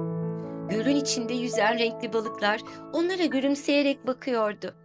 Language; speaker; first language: Turkish; native; Turkish